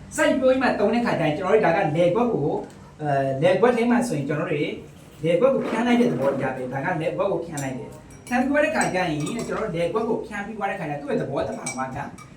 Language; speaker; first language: Burmese; native; Burmese